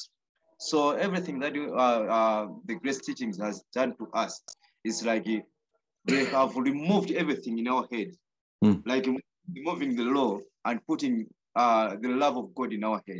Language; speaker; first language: English; non-native, local second language; Nyanja